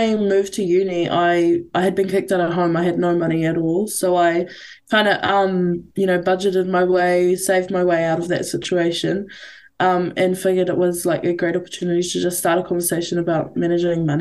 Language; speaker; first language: English; native; English